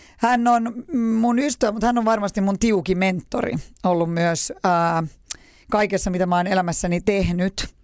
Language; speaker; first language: Finnish; native; Finnish